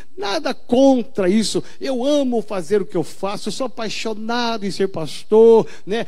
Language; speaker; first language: Portuguese; native; Portuguese